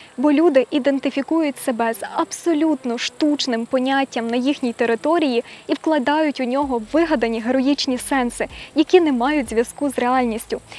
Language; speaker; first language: Ukrainian; native; Ukrainian